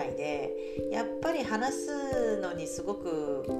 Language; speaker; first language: Japanese; early bilingual, other home language; Chinese